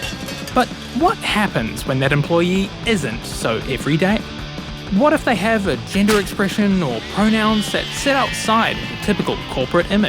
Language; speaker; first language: English; native; English